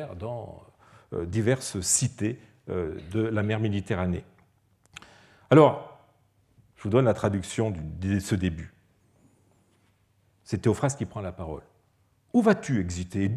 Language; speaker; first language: French; native; French